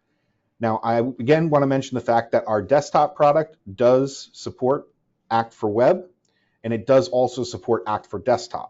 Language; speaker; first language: English; native; English